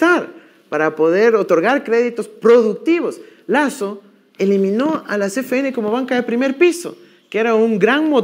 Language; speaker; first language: Spanish; native; Spanish